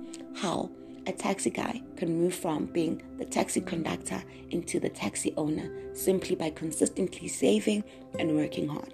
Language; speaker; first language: English; non-native, local second language; Zulu